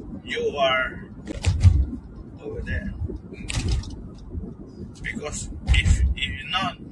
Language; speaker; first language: English; non-native, learner; Spanish